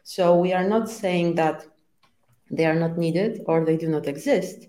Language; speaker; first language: English; non-native, fluent; Polish